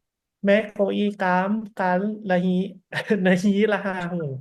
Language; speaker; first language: Hindi; non-native, learner; Thai